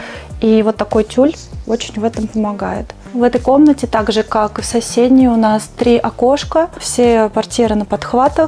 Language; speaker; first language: Russian; native; Russian